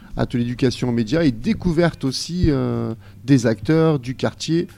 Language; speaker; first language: French; native; French